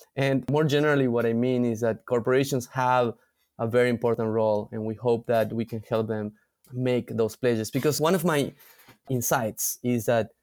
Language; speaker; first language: English; non-native, fluent; Spanish